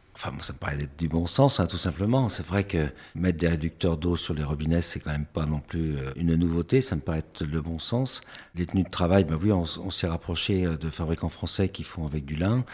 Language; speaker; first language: French; native; French